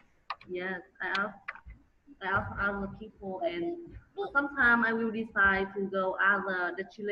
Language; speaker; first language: English; non-native, learner; Vietnamese